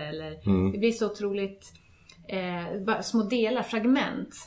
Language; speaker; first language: Swedish; native; Swedish